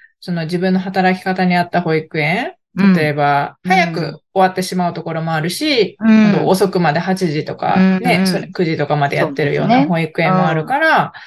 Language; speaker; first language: Japanese; native; Japanese